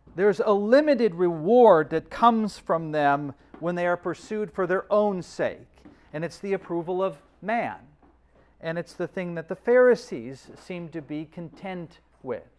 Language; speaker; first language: English; native; English